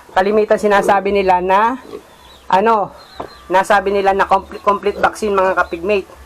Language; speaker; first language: Filipino; native; Filipino